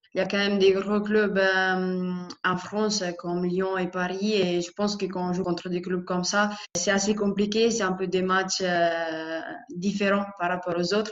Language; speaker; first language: French; non-native, fluent; Italian